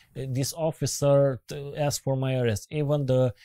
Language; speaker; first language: English; non-native, learner; Romanian